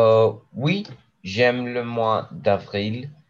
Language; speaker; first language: French; non-native, learner; Spanish